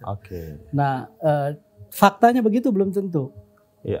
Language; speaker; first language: Indonesian; native; Indonesian